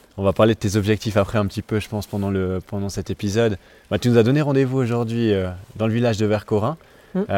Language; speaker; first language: French; native; French